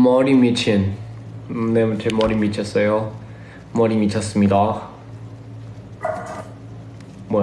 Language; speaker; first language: Korean; early bilingual, heritage; Korean